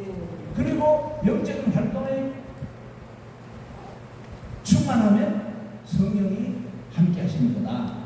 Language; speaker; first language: Korean; native; Korean